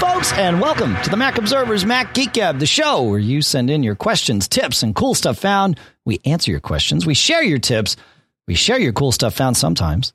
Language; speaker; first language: English; native; English